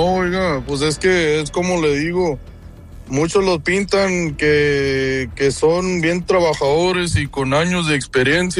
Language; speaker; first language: Spanish; early bilingual, heritage; Spanish